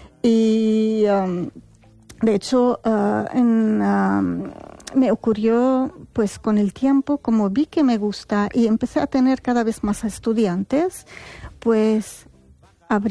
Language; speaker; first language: Spanish; non-native, fluent; Arabic